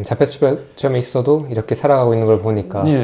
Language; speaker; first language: Korean; native; Korean